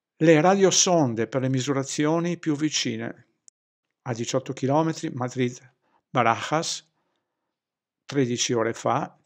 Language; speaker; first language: Italian; native; Italian